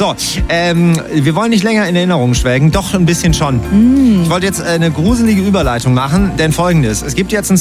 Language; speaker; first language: German; native; German